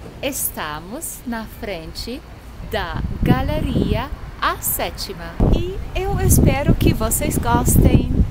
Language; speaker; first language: Portuguese; non-native, fluent; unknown